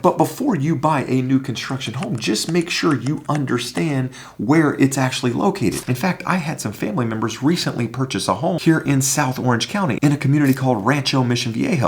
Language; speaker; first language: English; native; English